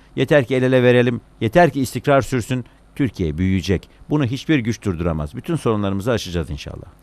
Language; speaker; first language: Turkish; native; Turkish